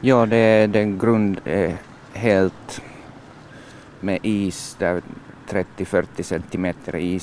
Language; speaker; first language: Swedish; non-native, learner; Finnish